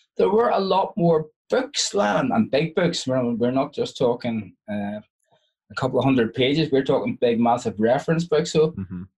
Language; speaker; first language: English; native; English